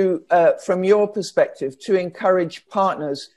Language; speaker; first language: English; native; English